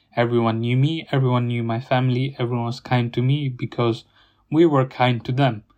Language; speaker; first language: English; non-native, fluent; Italian